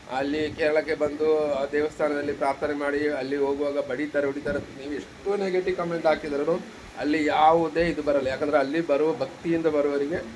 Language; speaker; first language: Kannada; non-native, local second language; Malayalam